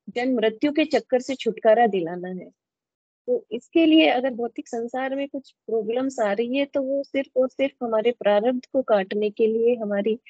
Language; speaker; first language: Hindi; native; Hindi